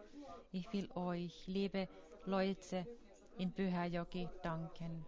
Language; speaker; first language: German; non-native, fluent; Finnish